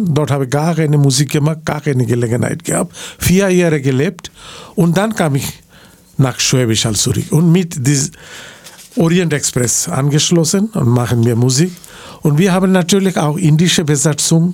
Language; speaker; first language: German; non-native, fluent; Bangla